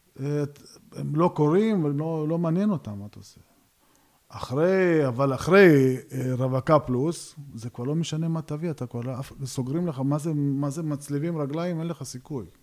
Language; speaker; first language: Hebrew; early bilingual, other home language; Georgian